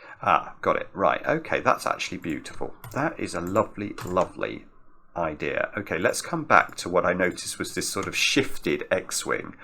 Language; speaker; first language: English; native; English